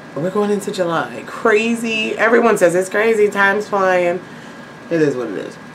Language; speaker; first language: English; native; English